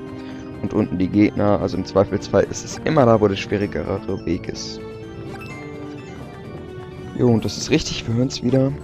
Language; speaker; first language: German; native; German